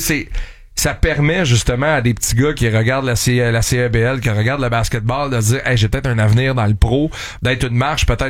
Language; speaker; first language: French; native; French